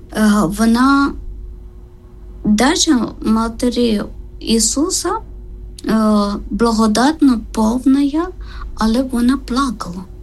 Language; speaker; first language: Ukrainian; non-native, learner; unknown